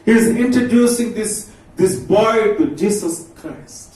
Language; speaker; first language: English; non-native, local second language; Telugu